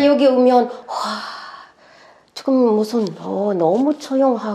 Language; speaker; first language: Korean; non-native, learner; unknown